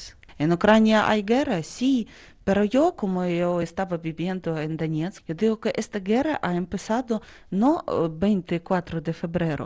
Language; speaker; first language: Spanish; non-native, learner; Russian